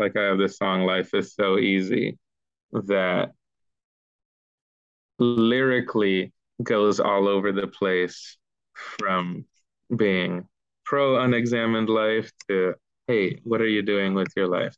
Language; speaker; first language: English; early bilingual, other home language; Spanish